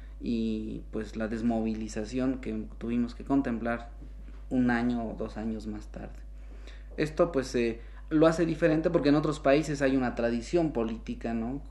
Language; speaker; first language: Spanish; native; Spanish